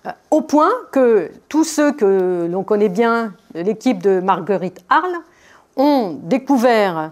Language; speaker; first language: French; native; French